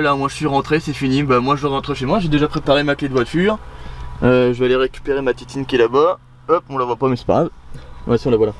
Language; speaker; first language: French; native; French